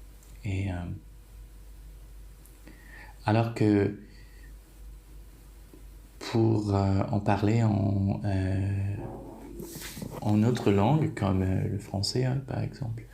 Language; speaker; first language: French; non-native, fluent; Polish